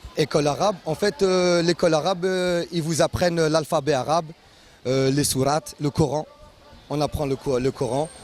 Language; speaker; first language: French; early bilingual, other home language; Arabic